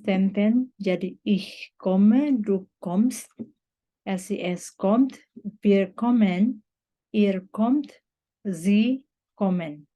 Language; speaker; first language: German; non-native, fluent; Indonesian